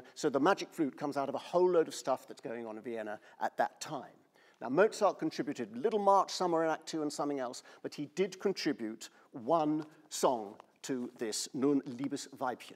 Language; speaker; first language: English; native; English